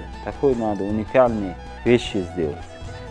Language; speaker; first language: Russian; non-native, learner; Uzbek